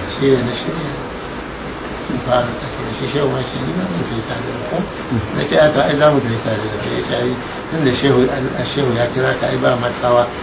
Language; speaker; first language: Hausa; non-native, local second language; Arabic